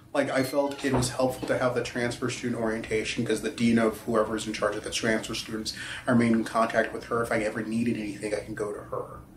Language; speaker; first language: English; early bilingual, other home language; Haitian Creole